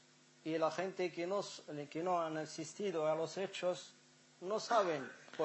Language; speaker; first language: Spanish; non-native, fluent; Arabic